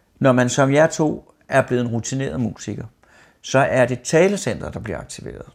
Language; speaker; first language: Danish; native; Danish